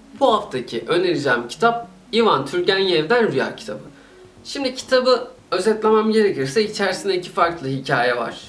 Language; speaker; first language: Turkish; native; Turkish